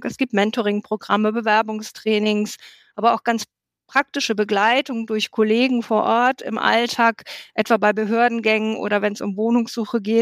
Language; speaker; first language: German; native; German